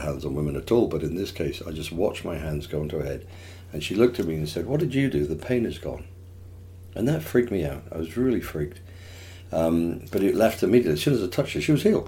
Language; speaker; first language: English; native; English